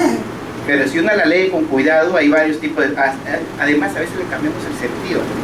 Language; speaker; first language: Spanish; native; Spanish